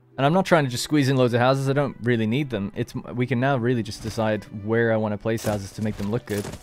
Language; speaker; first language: English; native; English